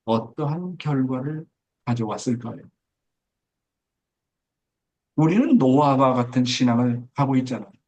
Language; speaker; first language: Korean; native; Korean